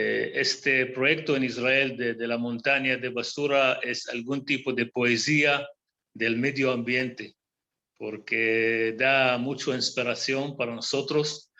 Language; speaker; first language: Spanish; non-native, fluent; Hebrew